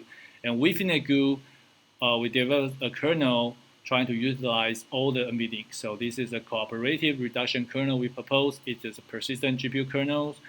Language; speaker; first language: English; non-native, fluent; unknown